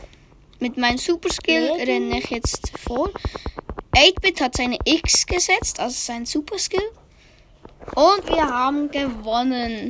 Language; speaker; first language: German; native; German